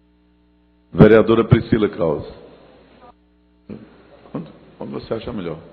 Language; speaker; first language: Portuguese; native; Portuguese